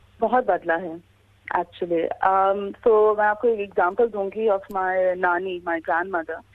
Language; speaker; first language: Urdu; native; Urdu